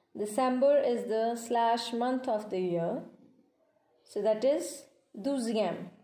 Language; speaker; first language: English; non-native, local second language; Punjabi